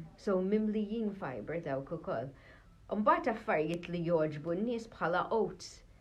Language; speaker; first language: Maltese; early bilingual, heritage; Maltese